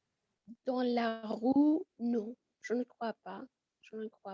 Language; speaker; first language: French; non-native, fluent; Persian